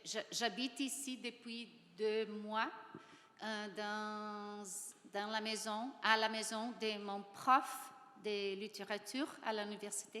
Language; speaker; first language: French; non-native, learner; Portuguese